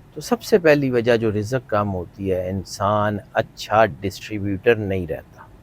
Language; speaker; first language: Urdu; non-native, local second language; Punjabi